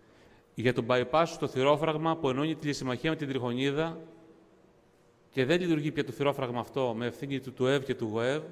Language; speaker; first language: Greek; native; Greek